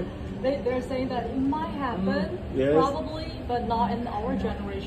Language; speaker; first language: English; non-native, learner; Chinese